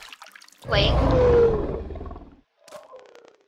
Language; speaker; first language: English; native; English